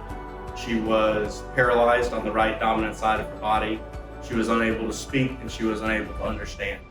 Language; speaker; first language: English; native; English